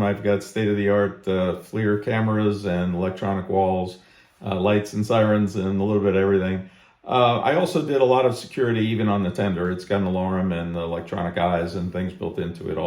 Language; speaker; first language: English; native; English